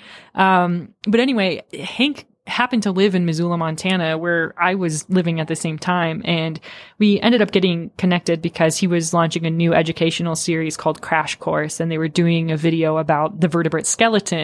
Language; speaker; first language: English; native; English